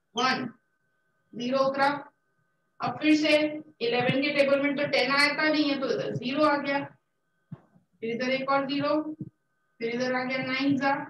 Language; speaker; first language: Hindi; native; Hindi